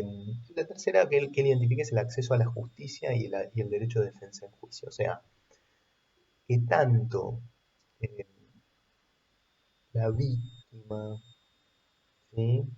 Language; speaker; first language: Spanish; native; Spanish